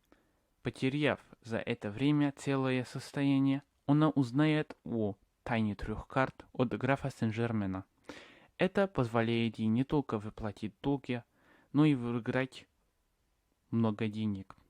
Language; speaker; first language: Russian; non-native, learner; English